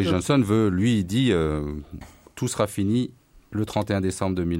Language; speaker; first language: French; native; French